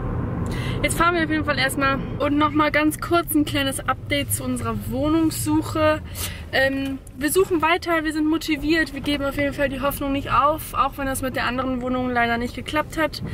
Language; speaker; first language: German; native; German